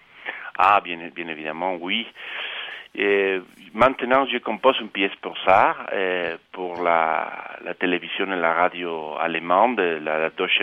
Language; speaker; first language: French; non-native, fluent; Spanish